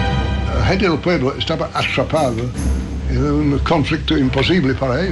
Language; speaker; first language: Spanish; non-native, fluent; English